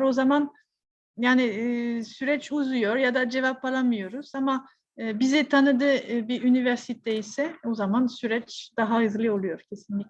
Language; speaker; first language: Turkish; non-native, fluent; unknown